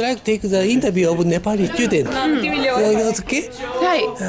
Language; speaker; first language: English; non-native, learner; Japanese